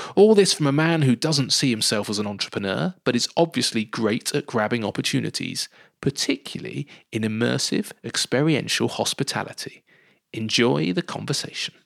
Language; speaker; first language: English; native; English